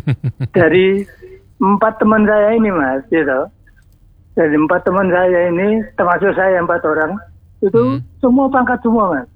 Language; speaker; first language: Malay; non-native, local second language; Javanese